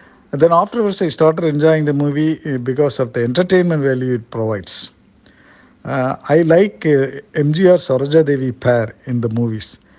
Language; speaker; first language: English; non-native, local second language; Tamil